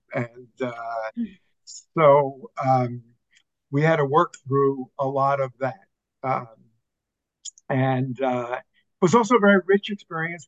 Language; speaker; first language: English; native; English